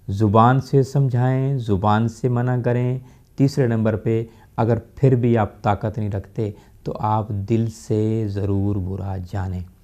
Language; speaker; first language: Urdu; non-native, local second language; Punjabi